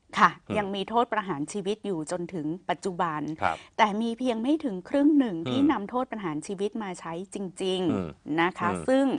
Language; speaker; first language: Thai; native; Thai